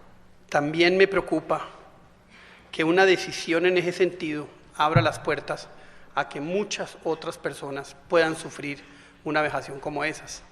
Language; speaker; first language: Spanish; native; Spanish